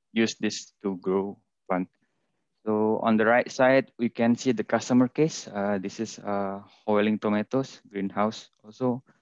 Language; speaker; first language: English; non-native, fluent; Indonesian